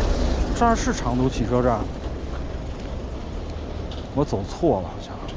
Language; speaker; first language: Chinese; native; Chinese